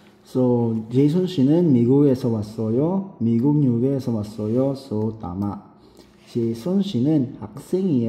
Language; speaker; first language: Korean; non-native, fluent; Filipino